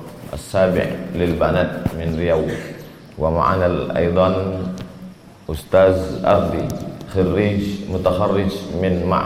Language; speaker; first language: Arabic; non-native, fluent; Indonesian